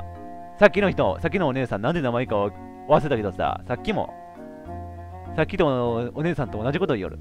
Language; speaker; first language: Japanese; native; Japanese